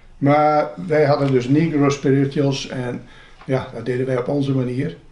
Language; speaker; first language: Dutch; native; Dutch